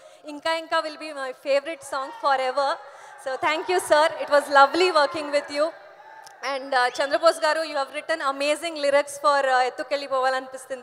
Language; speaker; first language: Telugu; non-native, learner; Kannada